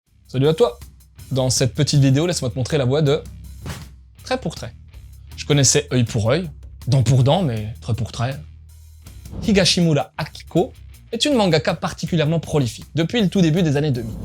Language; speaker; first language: French; native; French